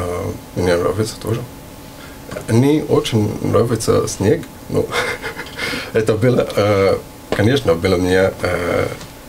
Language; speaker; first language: Russian; non-native, learner; Arabic